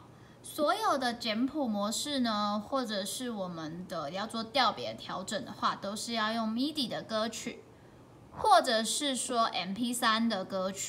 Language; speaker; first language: Chinese; native; Chinese